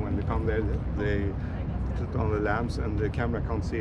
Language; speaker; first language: English; non-native, learner; Swedish